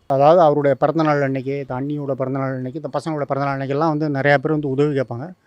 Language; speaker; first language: Tamil; native; Tamil